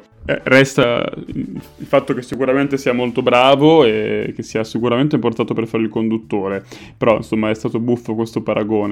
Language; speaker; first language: Italian; native; Italian